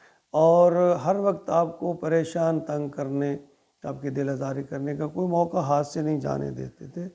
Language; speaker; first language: Urdu; native; Urdu